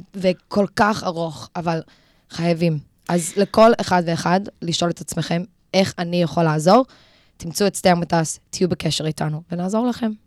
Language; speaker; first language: Hebrew; early bilingual, other home language; English